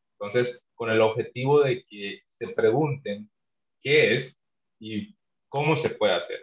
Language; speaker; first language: Spanish; non-native, local second language; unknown